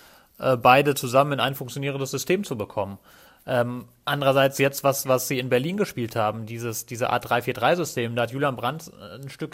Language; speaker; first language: German; native; German